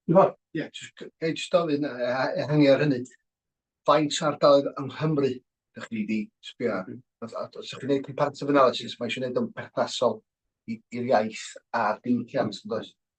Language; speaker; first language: Welsh; native; Welsh